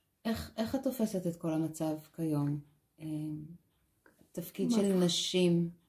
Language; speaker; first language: Hebrew; native; Hebrew